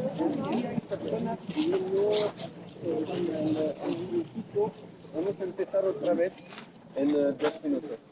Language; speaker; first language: Spanish; non-native, learner; French